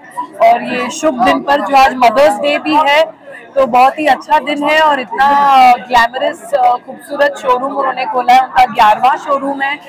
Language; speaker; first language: Hindi; native; Hindi